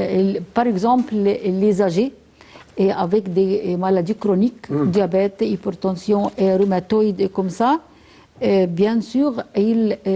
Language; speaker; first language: French; non-native, fluent; Arabic